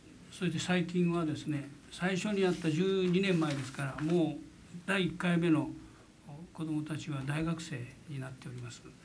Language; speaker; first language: Japanese; native; Japanese